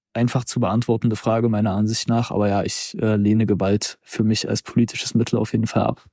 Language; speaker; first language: German; native; German